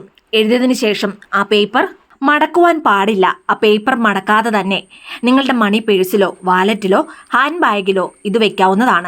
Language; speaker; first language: Malayalam; native; Malayalam